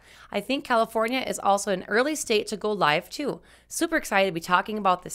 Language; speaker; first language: English; native; English